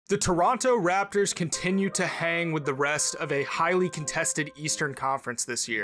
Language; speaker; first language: English; native; English